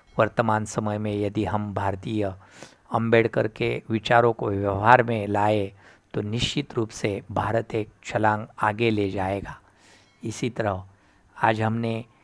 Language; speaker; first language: Hindi; non-native, local second language; Marathi